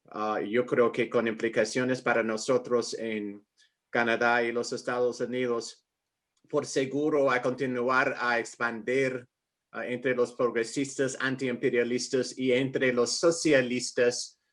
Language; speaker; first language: Spanish; non-native, fluent; English